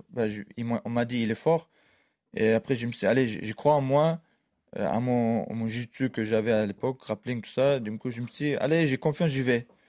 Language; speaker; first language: French; native; French